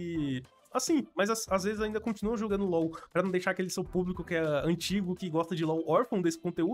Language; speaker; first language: Portuguese; native; Portuguese